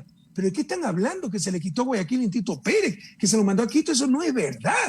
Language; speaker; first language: Spanish; native; Spanish